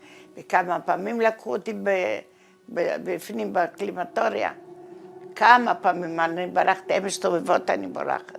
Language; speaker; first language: Hebrew; non-native, fluent; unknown